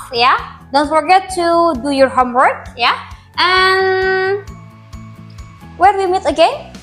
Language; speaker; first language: English; non-native, learner; Indonesian